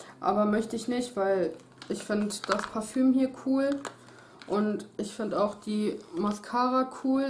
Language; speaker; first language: German; native; German